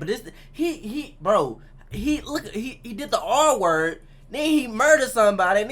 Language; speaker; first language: English; native; English